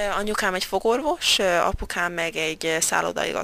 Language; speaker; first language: Hungarian; early bilingual, heritage; Hungarian